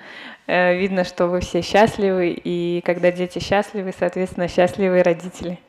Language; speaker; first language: Russian; native; Russian